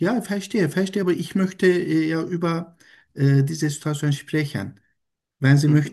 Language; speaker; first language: German; non-native, learner; Turkish